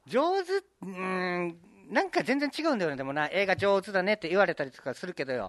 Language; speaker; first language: Japanese; native; Japanese